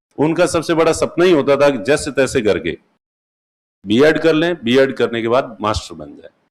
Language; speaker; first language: Hindi; non-native, local second language; Marwari